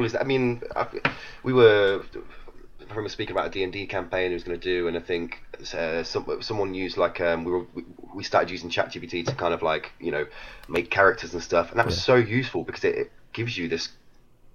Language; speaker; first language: English; native; English